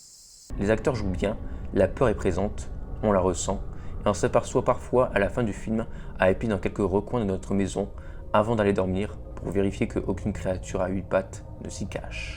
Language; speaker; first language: French; native; French